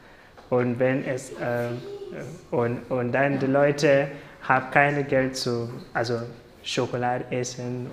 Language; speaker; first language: German; non-native, learner; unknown